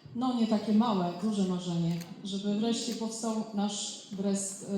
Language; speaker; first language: Polish; native; Polish